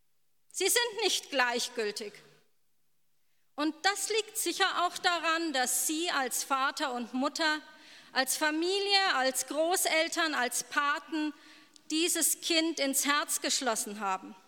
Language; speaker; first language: German; native; German